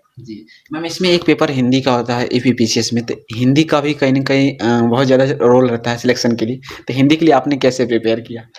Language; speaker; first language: Hindi; native; Hindi